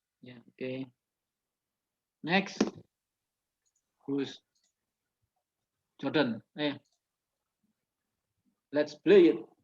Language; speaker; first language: English; non-native, learner; Indonesian